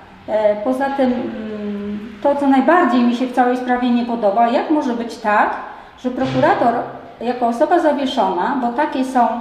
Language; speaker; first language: Polish; native; Polish